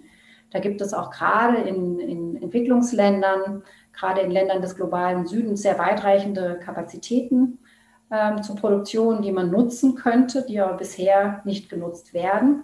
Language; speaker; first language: German; native; German